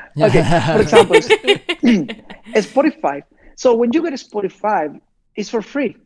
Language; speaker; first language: English; non-native, fluent; Spanish